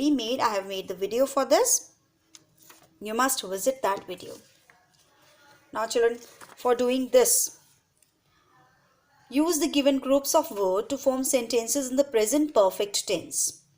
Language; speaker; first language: English; non-native, local second language; Hindi